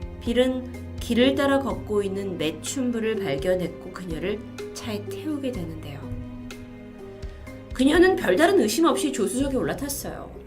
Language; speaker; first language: Korean; native; Korean